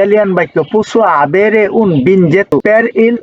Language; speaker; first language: Italian; non-native, fluent; Bangla